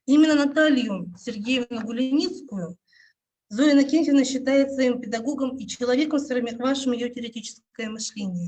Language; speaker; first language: Russian; native; Russian